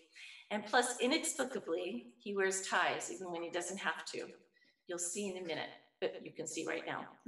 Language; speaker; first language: English; native; English